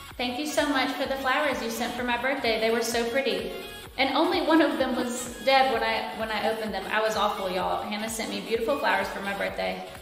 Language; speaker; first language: English; native; English